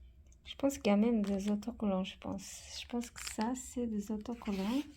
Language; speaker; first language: French; non-native, fluent; Portuguese